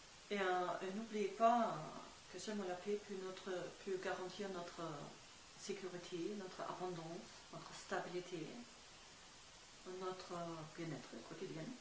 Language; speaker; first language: French; non-native, fluent; German